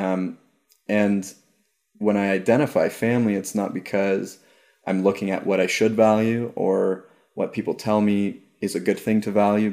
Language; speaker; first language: English; native; English